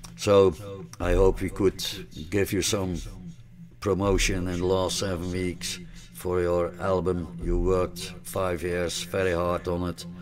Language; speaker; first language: English; non-native, fluent; Dutch